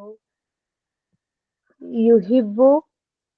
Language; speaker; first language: Arabic; non-native, learner; Hindi